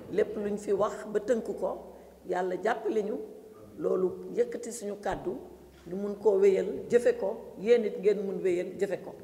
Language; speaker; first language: Wolof; non-native, local second language; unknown